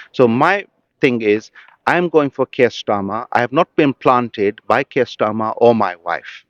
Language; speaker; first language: English; early bilingual, other home language; Bangla